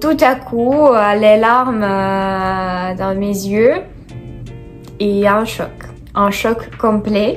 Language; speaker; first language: French; non-native, fluent; Russian